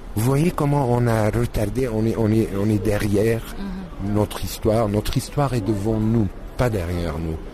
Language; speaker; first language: French; non-native, fluent; Arabic